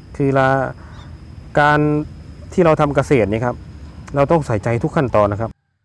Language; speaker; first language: Thai; non-native, local second language; Northeastern Thai